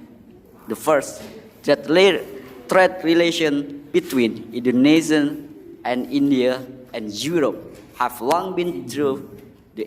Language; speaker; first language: English; non-native, learner; Indonesian